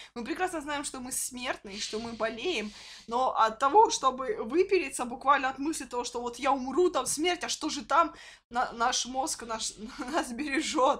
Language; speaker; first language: Russian; native; Russian